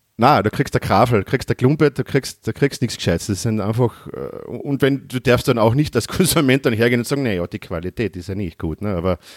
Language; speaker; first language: German; native; German